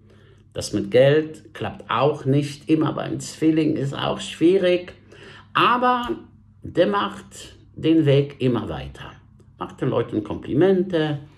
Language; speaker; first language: German; non-native, fluent; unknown